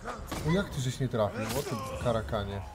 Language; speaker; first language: Polish; native; Polish